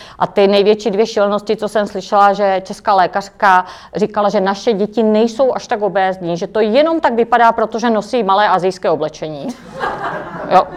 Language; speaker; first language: Czech; native; Czech